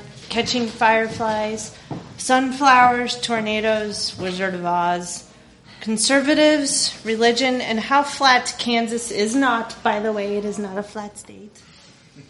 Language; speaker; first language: English; native; English